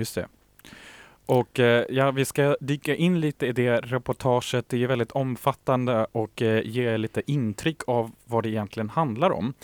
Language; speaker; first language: Swedish; native; Swedish